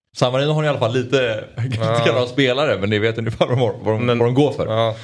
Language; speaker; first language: Swedish; native; Swedish